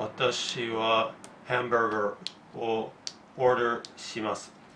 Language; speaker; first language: Japanese; non-native, learner; English